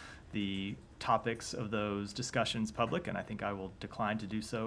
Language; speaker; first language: English; native; English